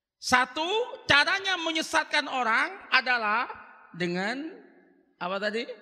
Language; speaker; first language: Indonesian; non-native, local second language; Madurese